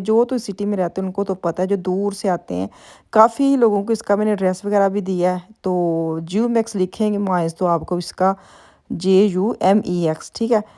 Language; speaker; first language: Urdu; non-native, local second language; Punjabi